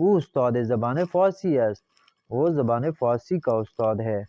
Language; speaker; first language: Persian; non-native, fluent; Urdu